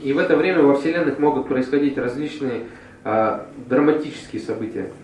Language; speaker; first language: Russian; native; Russian